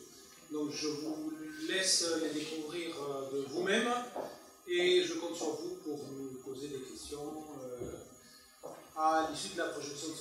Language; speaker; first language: French; native; French